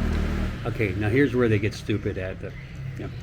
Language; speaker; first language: English; native; English